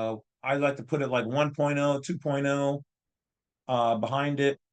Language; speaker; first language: English; native; English